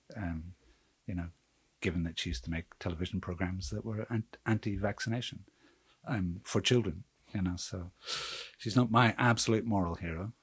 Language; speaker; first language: English; native; English